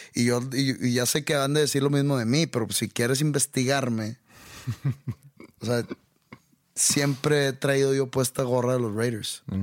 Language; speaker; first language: Spanish; native; Spanish